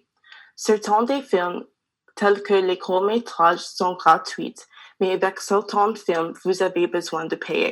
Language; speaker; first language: French; non-native, learner; English